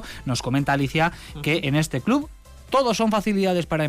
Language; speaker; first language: Spanish; native; Spanish